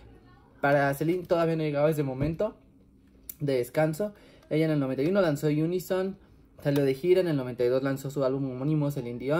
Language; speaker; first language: Spanish; native; Spanish